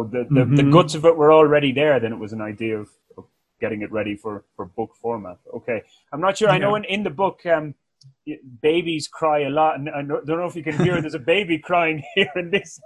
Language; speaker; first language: English; native; English